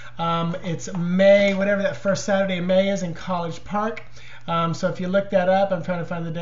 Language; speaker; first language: English; native; English